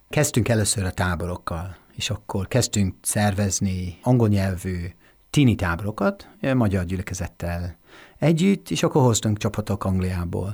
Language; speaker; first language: Hungarian; non-native, fluent; English